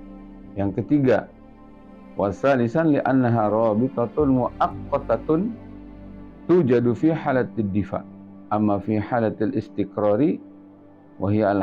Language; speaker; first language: Arabic; non-native, fluent; Indonesian